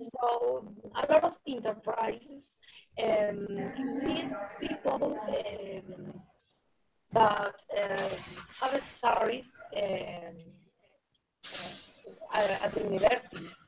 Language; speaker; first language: English; non-native, learner; Spanish